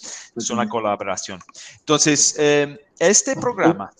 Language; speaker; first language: Spanish; non-native, fluent; English